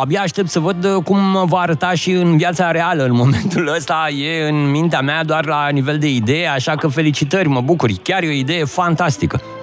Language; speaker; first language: Romanian; native; Romanian